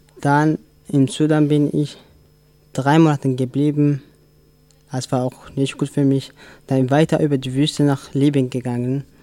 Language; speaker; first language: German; non-native, learner; Tigrinya